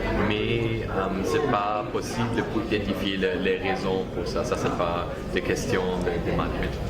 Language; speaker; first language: French; non-native, learner; German